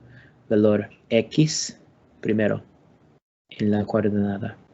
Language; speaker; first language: Spanish; non-native, learner; English